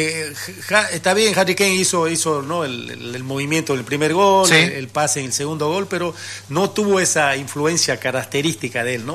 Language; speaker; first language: Spanish; native; Spanish